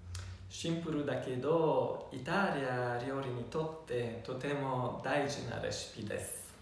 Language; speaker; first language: Japanese; non-native, learner; Italian